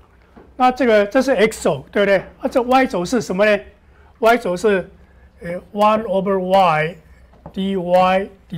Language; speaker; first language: Chinese; native; Chinese